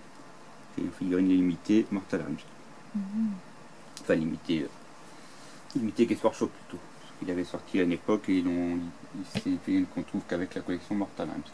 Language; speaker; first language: French; native; French